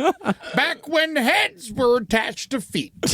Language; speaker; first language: English; native; English